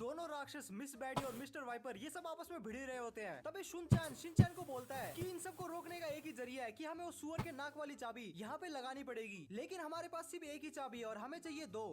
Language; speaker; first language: Hindi; early bilingual, other home language; Nepali